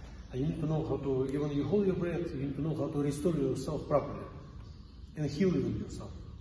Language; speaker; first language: English; non-native, fluent; Russian